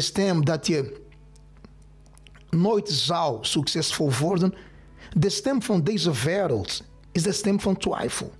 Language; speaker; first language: Dutch; non-native, fluent; Portuguese